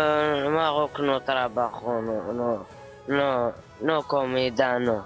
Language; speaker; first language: Spanish; non-native, learner; Arabic